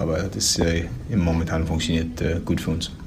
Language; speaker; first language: German; non-native, learner; English